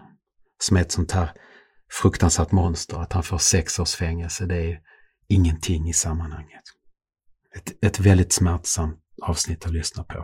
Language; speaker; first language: Swedish; native; Swedish